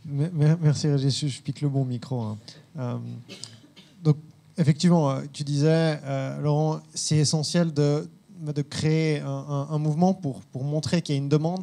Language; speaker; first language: French; native; French